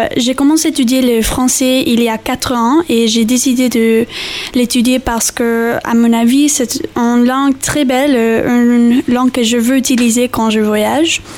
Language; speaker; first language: French; non-native, learner; Spanish